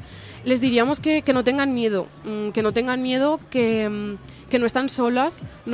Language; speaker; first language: Spanish; native; Spanish